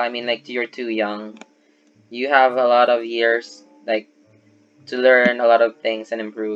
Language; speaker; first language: English; non-native, local second language; Filipino